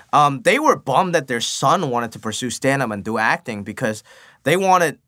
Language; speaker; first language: English; early bilingual, other home language; Cantonese